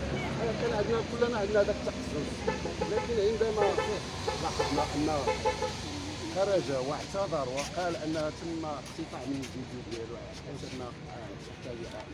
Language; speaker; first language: Arabic; native; Arabic